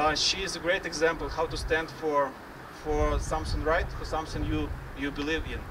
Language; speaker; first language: English; non-native, fluent; Ukrainian